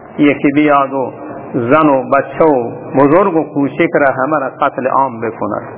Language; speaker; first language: Persian; non-native, local second language; Baluchi